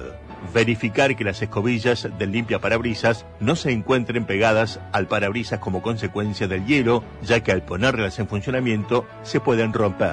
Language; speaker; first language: Spanish; native; Spanish